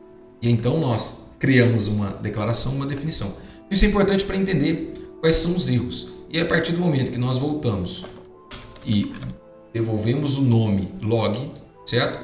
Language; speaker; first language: Portuguese; native; Portuguese